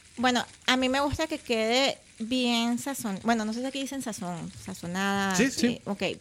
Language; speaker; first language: Spanish; native; Spanish